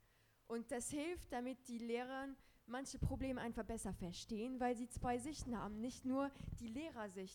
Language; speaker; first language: German; non-native, local second language; Luxembourgish